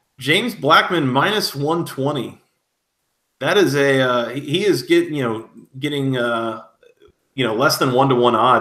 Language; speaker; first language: English; native; English